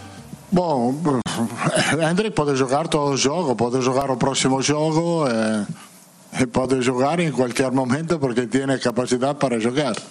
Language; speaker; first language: Portuguese; non-native, fluent; Italian